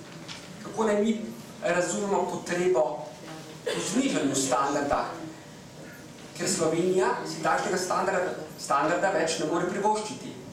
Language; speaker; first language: Slovenian; native; Slovenian